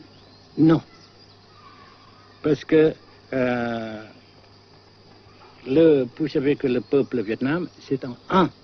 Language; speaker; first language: French; non-native, fluent; Vietnamese